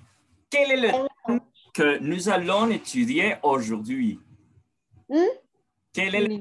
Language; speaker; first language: French; non-native, fluent; Spanish